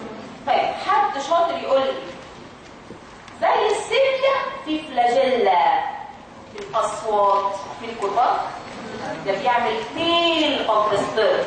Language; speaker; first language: Arabic; native; Arabic